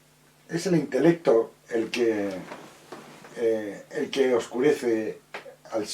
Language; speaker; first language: Spanish; native; Spanish